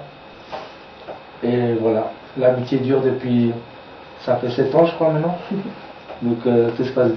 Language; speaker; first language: French; native; French